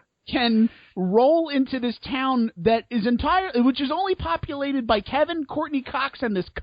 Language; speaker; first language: English; native; English